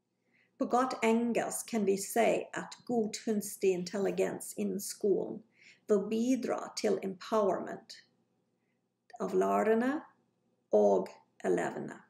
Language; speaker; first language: Norwegian; non-native, fluent; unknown